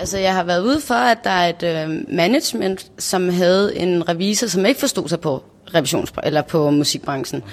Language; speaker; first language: Danish; native; Danish